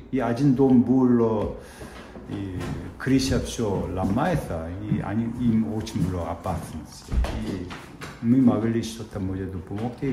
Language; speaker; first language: Ukrainian; non-native, learner; Korean